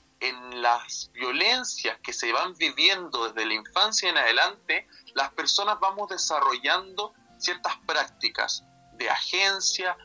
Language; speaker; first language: Spanish; native; Spanish